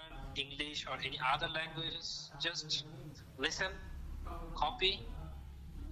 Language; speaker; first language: English; non-native, local second language; Bangla